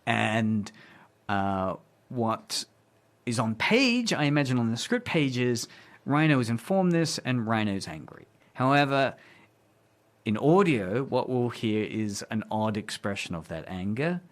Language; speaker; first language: English; native; English